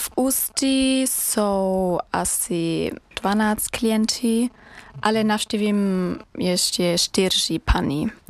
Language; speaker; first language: Czech; non-native, learner; German